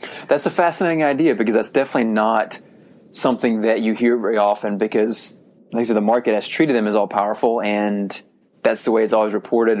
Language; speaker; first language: English; native; English